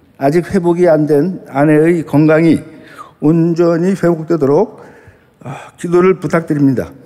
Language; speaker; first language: Korean; native; Korean